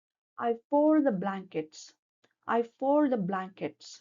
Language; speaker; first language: English; non-native, local second language; Kannada